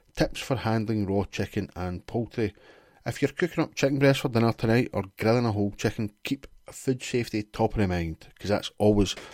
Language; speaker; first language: English; native; English